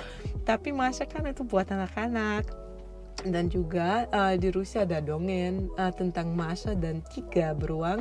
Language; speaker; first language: Indonesian; non-native, fluent; Russian